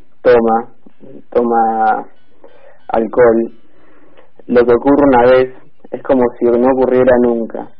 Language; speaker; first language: Spanish; native; Spanish